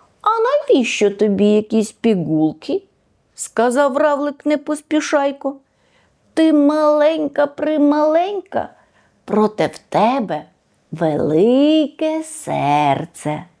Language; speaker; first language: Ukrainian; native; Ukrainian